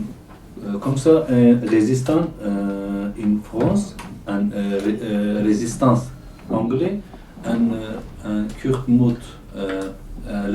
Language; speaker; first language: French; non-native, learner; Kurdish